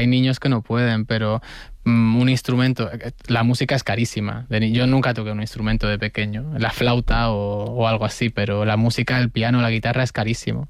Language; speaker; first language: Spanish; native; Spanish